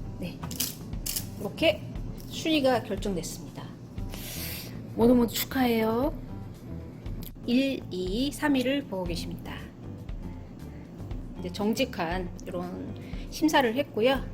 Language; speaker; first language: Korean; native; Korean